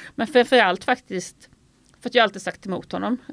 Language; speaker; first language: Swedish; native; Swedish